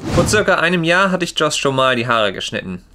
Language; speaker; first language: German; native; German